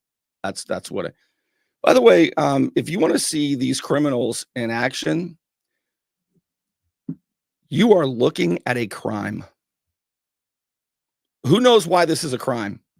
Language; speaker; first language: English; native; English